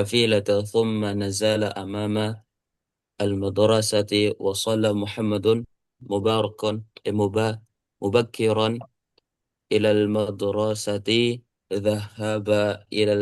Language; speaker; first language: Arabic; non-native, learner; Indonesian